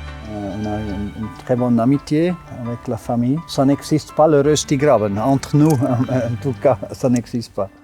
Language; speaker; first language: French; non-native, local second language; German